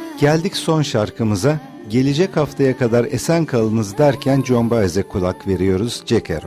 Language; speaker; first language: Turkish; native; Turkish